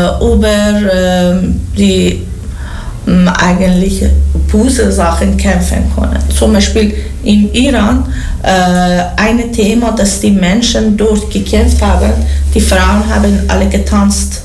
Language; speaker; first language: German; non-native, learner; Persian